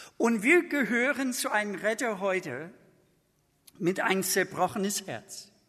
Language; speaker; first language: German; non-native, fluent; English